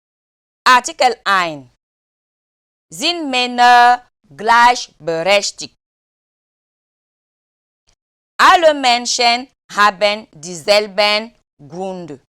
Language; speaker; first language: German; non-native, fluent; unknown